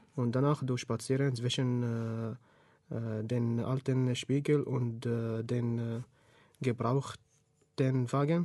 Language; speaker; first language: German; non-native, learner; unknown